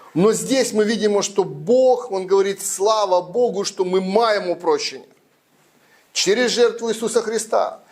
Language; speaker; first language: Russian; non-native, local second language; Ukrainian